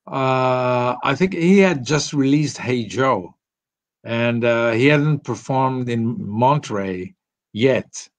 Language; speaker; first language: English; non-native, fluent; Italian